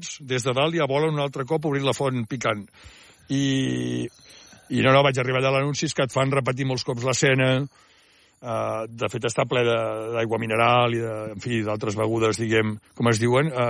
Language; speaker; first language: Catalan; native; Catalan